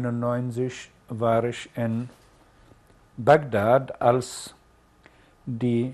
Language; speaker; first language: German; non-native, fluent; Arabic